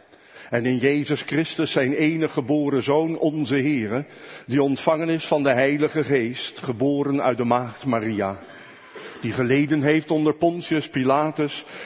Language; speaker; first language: Dutch; native; Dutch